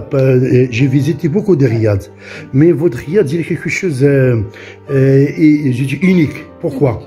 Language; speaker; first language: French; non-native, local second language; Arabic